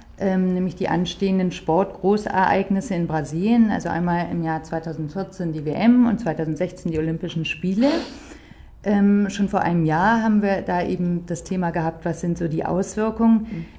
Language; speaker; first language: German; native; German